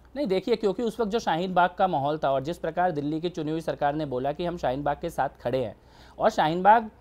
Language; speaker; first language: Hindi; native; Hindi